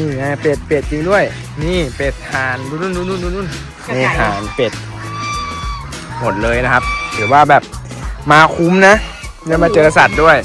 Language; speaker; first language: Thai; native; Thai